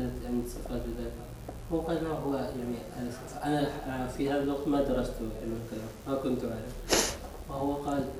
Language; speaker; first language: Arabic; non-native, fluent; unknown